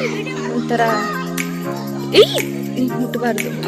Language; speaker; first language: Kannada; native; Kannada